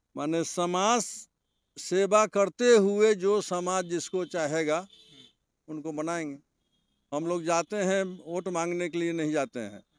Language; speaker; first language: Hindi; native; Hindi